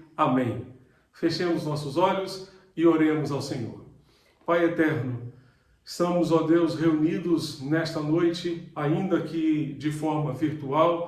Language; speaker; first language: Portuguese; native; Portuguese